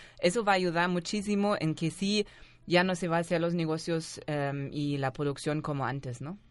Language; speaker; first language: Spanish; non-native, fluent; German